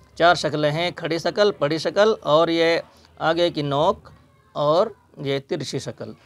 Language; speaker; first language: Hindi; native; Hindi